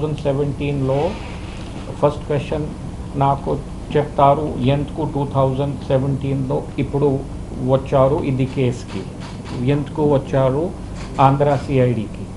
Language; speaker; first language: Telugu; early bilingual, heritage; Telugu